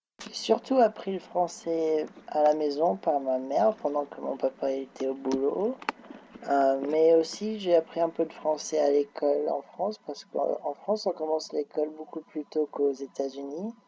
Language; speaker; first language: French; early bilingual, heritage; French